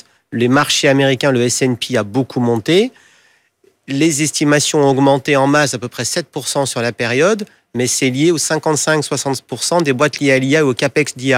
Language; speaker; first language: French; native; French